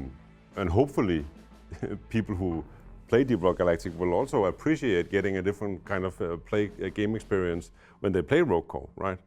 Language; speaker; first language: English; non-native, fluent; Danish